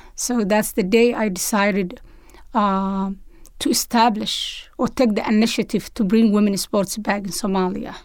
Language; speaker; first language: English; non-native, learner; Somali